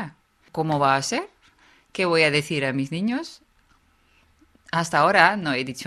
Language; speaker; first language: Spanish; non-native, fluent; Dutch